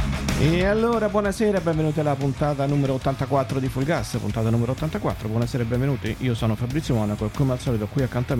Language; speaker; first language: Italian; native; Italian